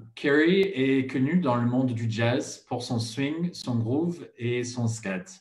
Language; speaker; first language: French; non-native, fluent; English